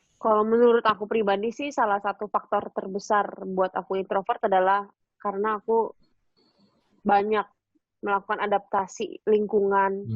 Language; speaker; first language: Indonesian; native; Indonesian